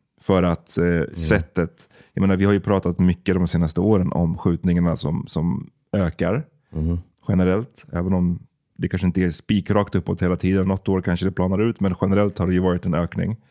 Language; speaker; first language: Swedish; native; Swedish